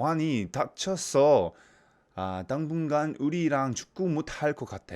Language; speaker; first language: Korean; non-native, learner; English